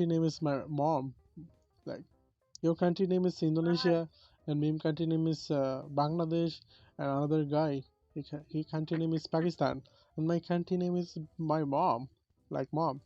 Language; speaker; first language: English; non-native, learner; Bangla